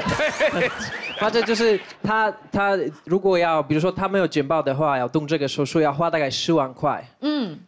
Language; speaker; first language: Chinese; non-native, fluent; Polish